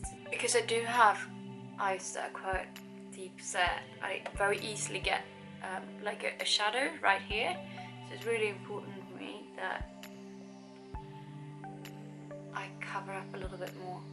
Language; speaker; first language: English; non-native, fluent; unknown